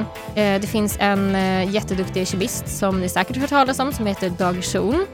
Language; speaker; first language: Swedish; native; Swedish